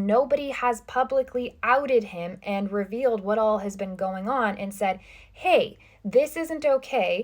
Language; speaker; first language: English; native; English